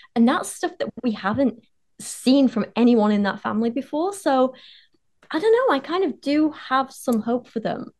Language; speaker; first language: English; native; English